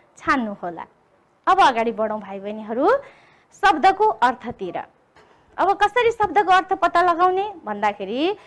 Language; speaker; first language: Nepali; native; Nepali